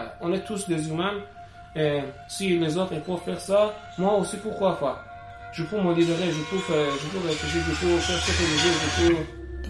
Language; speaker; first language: French; non-native, learner; Persian